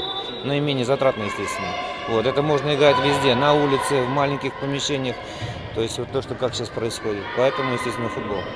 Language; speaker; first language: Russian; native; Russian